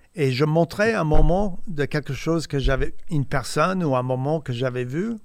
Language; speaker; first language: French; non-native, fluent; English